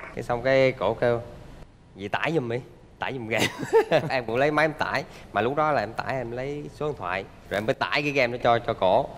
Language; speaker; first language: Vietnamese; native; Vietnamese